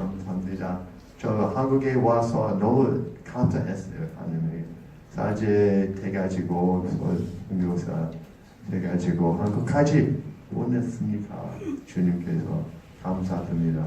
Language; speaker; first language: Korean; non-native, learner; English